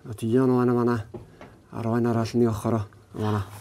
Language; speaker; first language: Welsh; native; Welsh